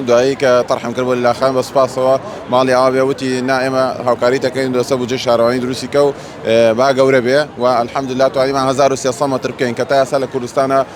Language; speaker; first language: Central Kurdish; native; Central Kurdish